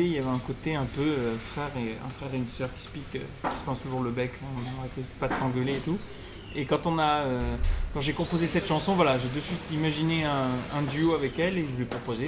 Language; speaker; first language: French; native; French